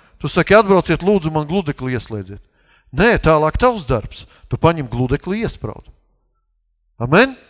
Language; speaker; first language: Latvian; non-native, local second language; Russian